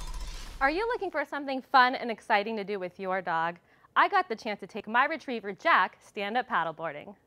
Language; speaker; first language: English; native; English